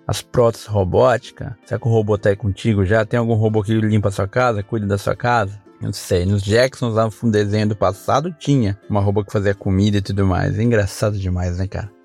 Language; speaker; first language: Portuguese; native; Portuguese